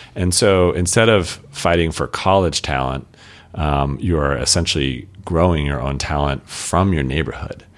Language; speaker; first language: English; native; English